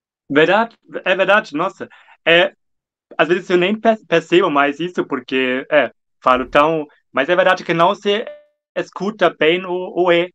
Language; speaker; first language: Portuguese; non-native, fluent; German